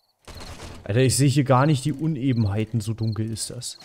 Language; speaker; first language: German; native; German